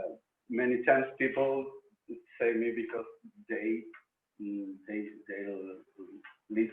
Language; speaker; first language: English; non-native, learner; Spanish